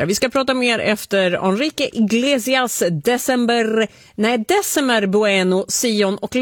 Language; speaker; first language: Swedish; native; Swedish